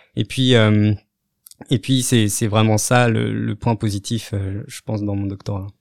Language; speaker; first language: French; native; French